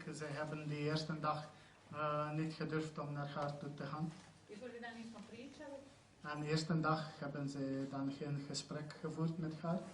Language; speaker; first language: Dutch; non-native, fluent; Croatian